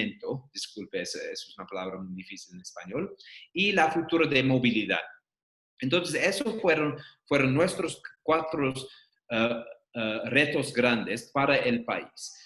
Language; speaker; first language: Spanish; non-native, fluent; English